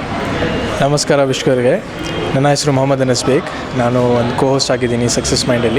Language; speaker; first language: Kannada; non-native, local second language; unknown